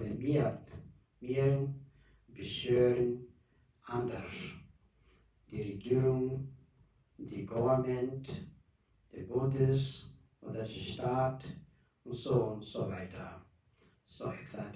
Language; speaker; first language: German; non-native, learner; Tibetan